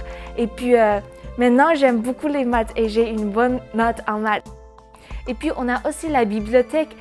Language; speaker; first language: French; non-native, learner; Chinese